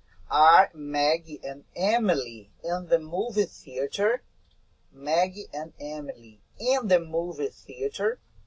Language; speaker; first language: English; non-native, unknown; Portuguese